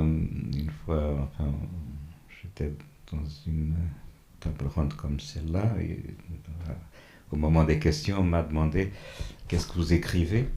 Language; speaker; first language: French; non-native, fluent; Portuguese